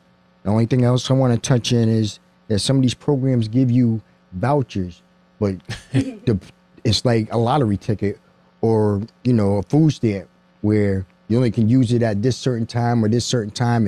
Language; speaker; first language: English; native; English